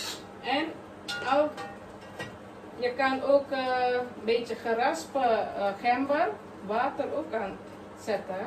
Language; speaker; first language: Dutch; non-native, local second language; Caribbean Hindustani